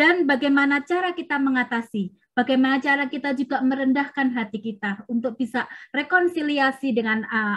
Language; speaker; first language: Indonesian; native; Indonesian